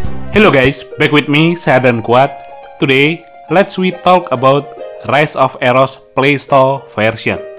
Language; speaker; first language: English; non-native, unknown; Indonesian